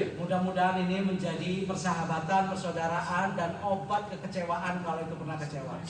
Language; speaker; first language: Indonesian; non-native, local second language; Javanese